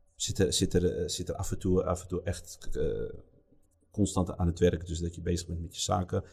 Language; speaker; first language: Dutch; early bilingual, other home language; Riffian